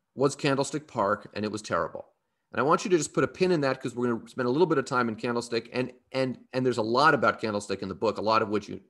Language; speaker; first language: English; native; English